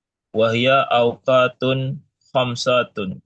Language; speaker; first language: Arabic; non-native, learner; Indonesian